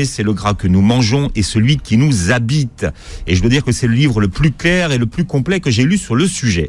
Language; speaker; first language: French; native; French